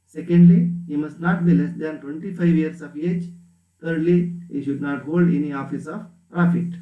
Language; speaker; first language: English; non-native, local second language; Kannada